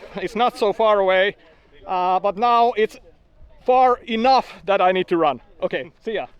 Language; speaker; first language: English; non-native, fluent; Finnish